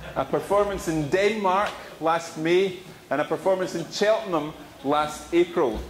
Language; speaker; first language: English; native; English